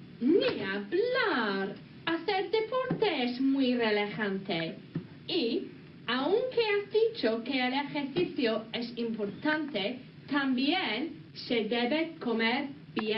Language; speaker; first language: Spanish; non-native, learner; English